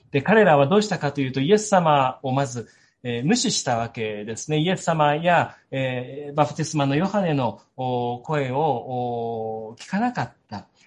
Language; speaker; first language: Japanese; native; Japanese